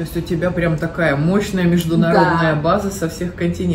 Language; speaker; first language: Russian; native; Russian